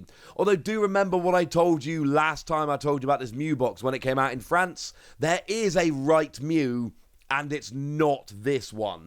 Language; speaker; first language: English; native; English